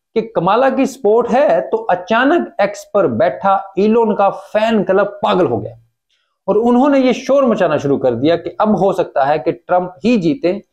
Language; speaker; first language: Urdu; native; Urdu